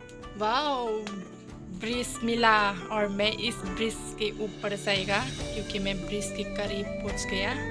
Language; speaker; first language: Hindi; non-native, local second language; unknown